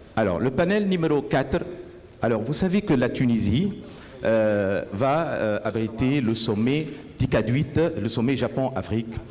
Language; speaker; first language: French; non-native, local second language; Arabic